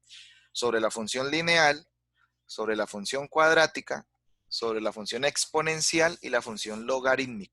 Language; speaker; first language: Spanish; native; Spanish